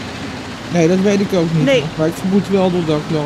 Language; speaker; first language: Dutch; native; Dutch